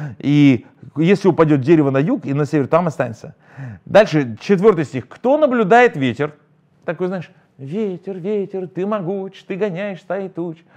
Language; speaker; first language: Russian; native; Russian